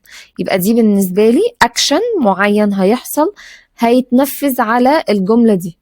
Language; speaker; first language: Arabic; native; Arabic